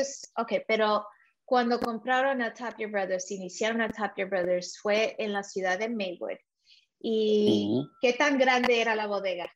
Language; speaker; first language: Spanish; early bilingual, heritage; English